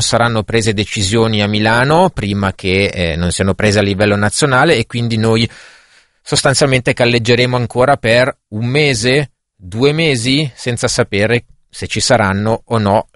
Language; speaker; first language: Italian; native; Italian